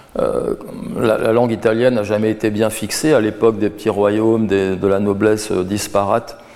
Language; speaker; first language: French; native; French